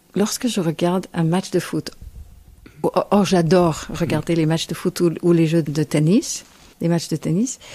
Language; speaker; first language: French; non-native, fluent; English